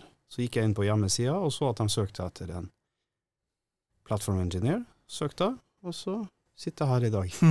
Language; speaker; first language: Norwegian; native; Norwegian